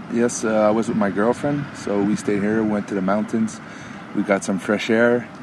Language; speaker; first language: English; native; English